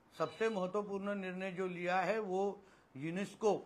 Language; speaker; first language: Hindi; non-native, local second language; Marathi